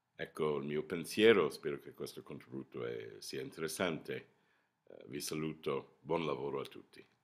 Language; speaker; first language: Italian; non-native, fluent; English